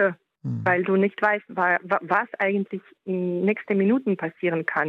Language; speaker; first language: German; non-native, fluent; Ukrainian